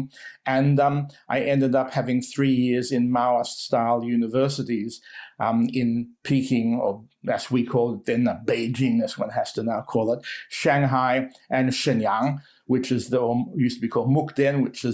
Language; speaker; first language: English; native; English